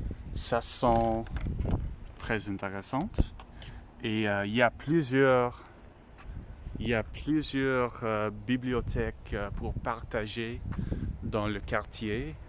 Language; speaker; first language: French; non-native, learner; English